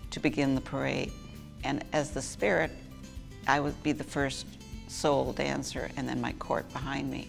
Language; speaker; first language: English; native; English